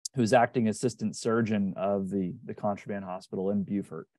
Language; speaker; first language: English; native; English